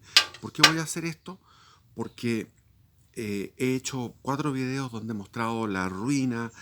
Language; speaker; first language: Spanish; native; Spanish